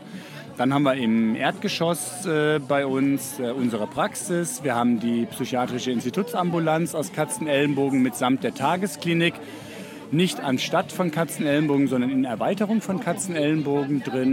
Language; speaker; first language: German; native; German